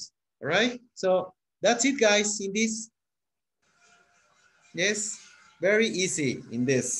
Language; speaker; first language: English; non-native, fluent; Spanish